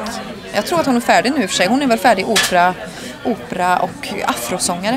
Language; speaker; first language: Swedish; native; Swedish